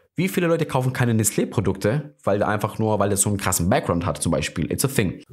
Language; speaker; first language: German; non-native, fluent; Greek